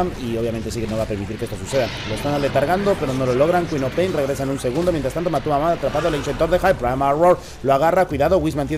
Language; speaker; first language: Spanish; native; Spanish